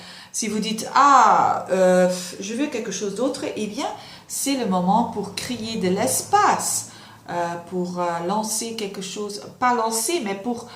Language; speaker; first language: French; non-native, local second language; Dutch